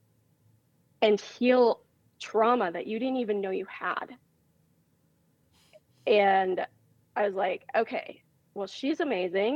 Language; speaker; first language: English; native; English